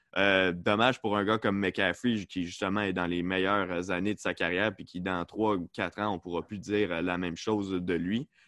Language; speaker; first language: French; native; French